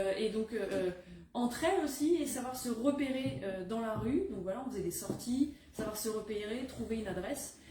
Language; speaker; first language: French; native; French